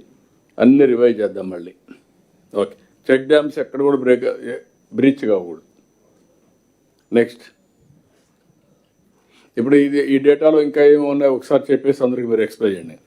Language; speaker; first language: Telugu; native; Telugu